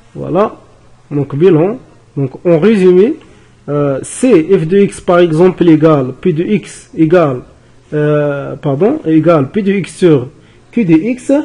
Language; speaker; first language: French; non-native, local second language; Arabic